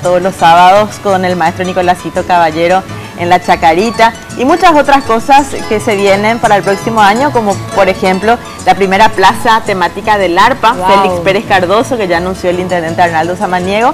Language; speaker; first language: Spanish; native; Spanish